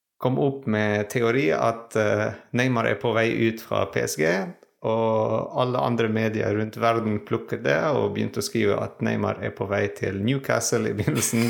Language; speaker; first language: Norwegian; non-native, fluent; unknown